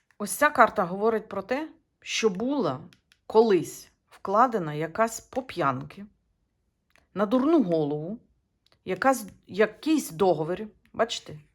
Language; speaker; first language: Ukrainian; native; Ukrainian